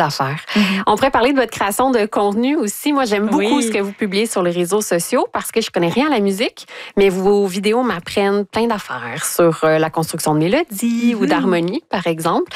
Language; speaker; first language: French; native; French